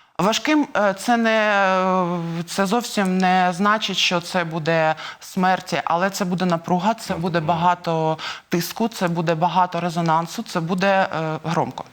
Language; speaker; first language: Ukrainian; non-native, local second language; Russian